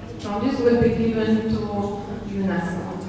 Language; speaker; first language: English; non-native, learner; Polish